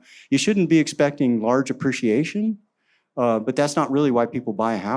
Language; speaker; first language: English; native; English